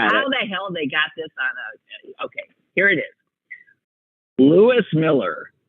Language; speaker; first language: English; native; English